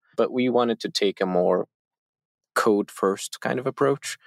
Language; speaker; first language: English; non-native, fluent; Turkish